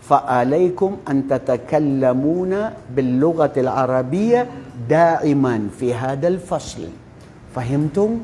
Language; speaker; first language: Arabic; non-native, fluent; Filipino